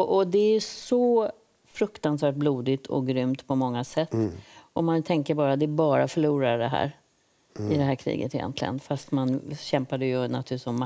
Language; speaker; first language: Swedish; native; Swedish